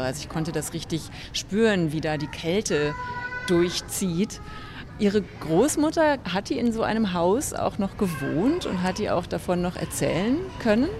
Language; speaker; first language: German; native; German